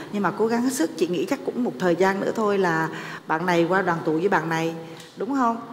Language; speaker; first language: Vietnamese; native; Vietnamese